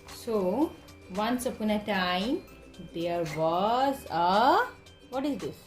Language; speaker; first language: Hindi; non-native, local second language; Bangla